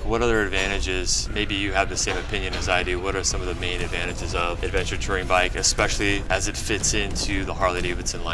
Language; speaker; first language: English; native; English